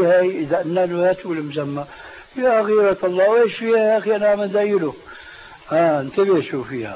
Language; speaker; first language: Arabic; early bilingual, other home language; Albanian